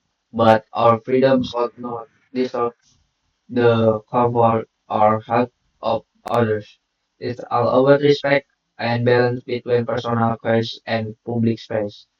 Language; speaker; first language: English; non-native, learner; Indonesian